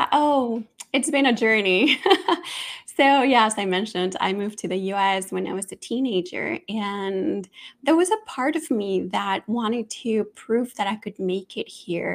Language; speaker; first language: English; non-native, fluent; Spanish